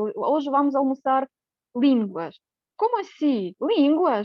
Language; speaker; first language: Portuguese; non-native, fluent; Romanian